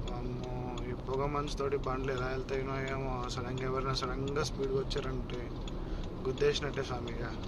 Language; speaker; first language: Telugu; native; Telugu